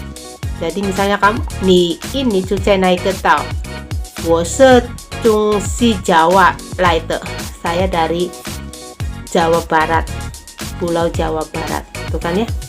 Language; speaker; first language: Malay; non-native, local second language; Javanese